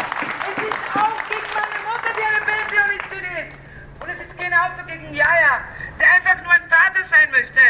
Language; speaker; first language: German; non-native, fluent; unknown